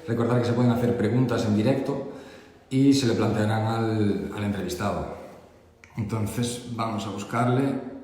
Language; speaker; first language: Spanish; native; Spanish